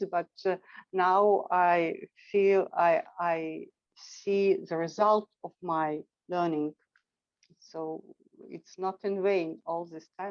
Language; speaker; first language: English; non-native, fluent; Russian